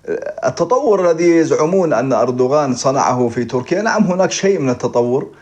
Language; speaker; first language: Arabic; native; Arabic